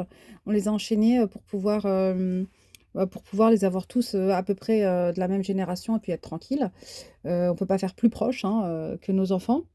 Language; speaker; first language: French; native; French